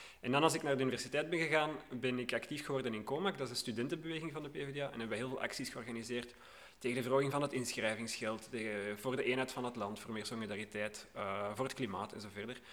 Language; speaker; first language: Dutch; native; Dutch